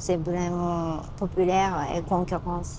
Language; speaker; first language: French; non-native, learner; Japanese